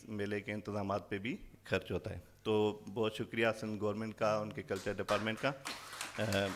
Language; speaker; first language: Urdu; non-native, local second language; Sindhi